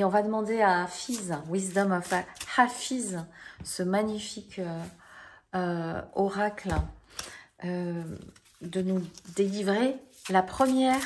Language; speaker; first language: French; native; French